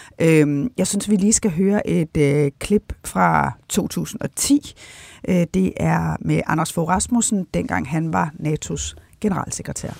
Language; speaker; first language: Danish; native; Danish